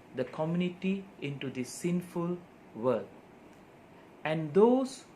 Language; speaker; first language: English; non-native, local second language; Tamil